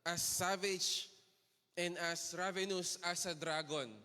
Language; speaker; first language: English; non-native, local second language; Filipino